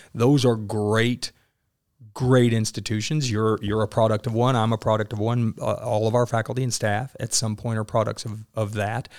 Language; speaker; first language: English; native; English